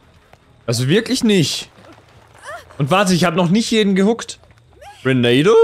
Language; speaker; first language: German; native; German